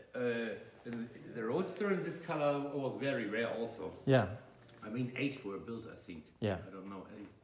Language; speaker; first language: English; non-native, fluent; German